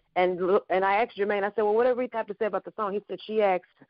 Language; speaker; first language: English; native; English